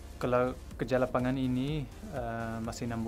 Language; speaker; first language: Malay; non-native, fluent; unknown